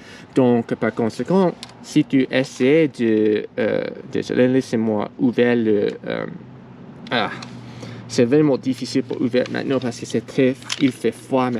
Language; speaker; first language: French; non-native, learner; English